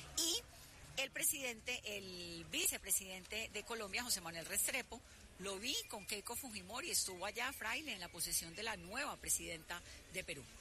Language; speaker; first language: Spanish; native; Spanish